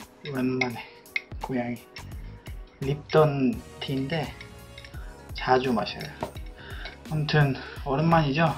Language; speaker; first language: Korean; non-native, fluent; Polish